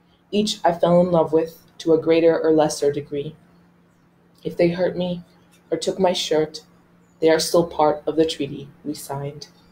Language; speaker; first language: English; non-native, local second language; Spanish